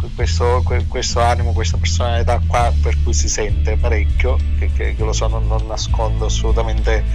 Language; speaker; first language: Italian; native; Italian